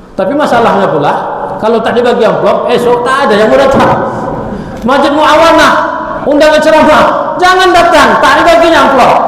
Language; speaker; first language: Indonesian; native; Indonesian